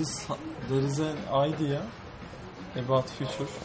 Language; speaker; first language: English; non-native, learner; Turkish